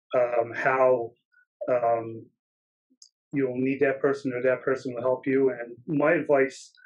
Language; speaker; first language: English; native; English